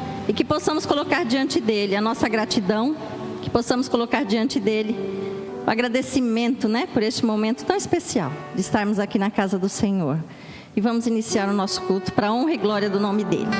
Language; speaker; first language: Portuguese; native; Portuguese